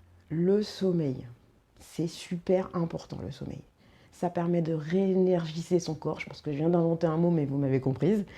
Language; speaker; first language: French; native; French